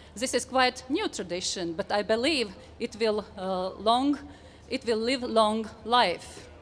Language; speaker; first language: English; non-native, fluent; Latvian